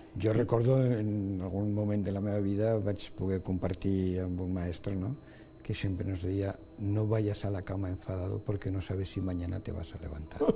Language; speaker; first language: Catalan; non-native, local second language; Spanish